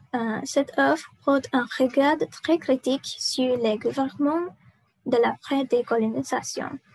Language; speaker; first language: French; non-native, learner; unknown